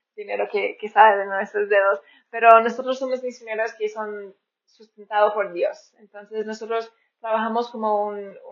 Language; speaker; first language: Spanish; non-native, fluent; English